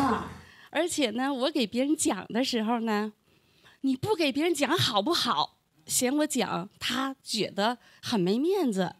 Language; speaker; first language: Chinese; native; Chinese